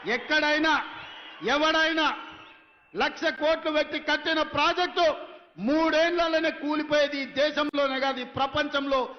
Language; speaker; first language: Telugu; native; Telugu